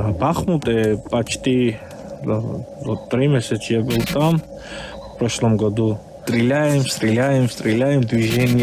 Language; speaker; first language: Russian; non-native, learner; Georgian